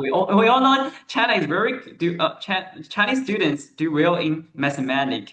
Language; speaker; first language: English; non-native, learner; Chinese